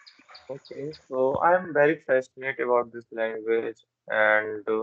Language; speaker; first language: English; non-native, learner; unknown